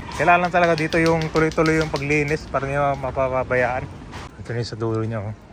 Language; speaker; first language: Filipino; native; Filipino